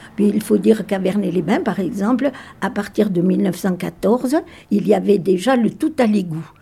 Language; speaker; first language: French; native; French